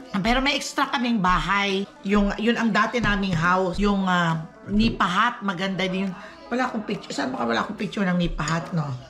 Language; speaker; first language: Filipino; native; Filipino